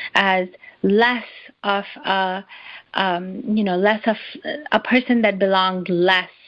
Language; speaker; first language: English; non-native, local second language; Urdu